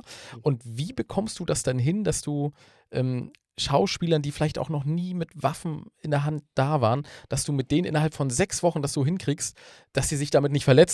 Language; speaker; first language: German; native; German